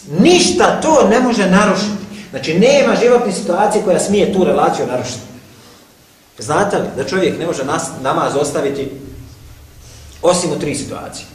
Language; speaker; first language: Bosnian; native; Bosnian